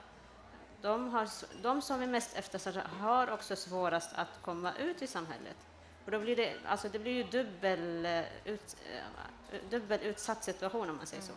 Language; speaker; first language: Swedish; early bilingual, other home language; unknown